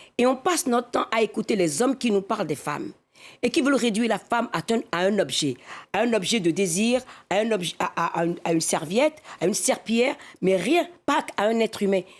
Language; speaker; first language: French; non-native, local second language; Fon